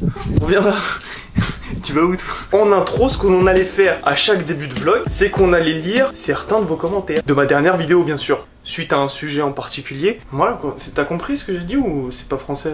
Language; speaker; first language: French; native; French